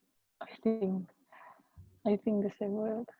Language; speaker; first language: English; non-native, learner; Indonesian